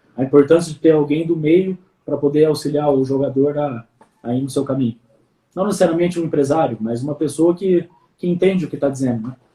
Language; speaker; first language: Portuguese; native; Portuguese